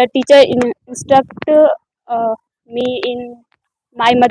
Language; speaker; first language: English; non-native, learner; Hindi